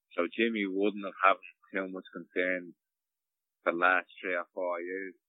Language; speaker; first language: English; native; English